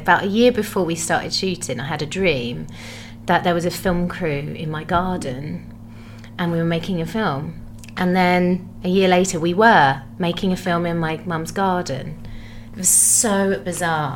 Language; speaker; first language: English; native; English